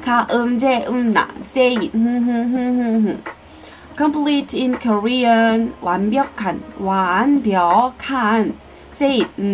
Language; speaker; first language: English; non-native, learner; Korean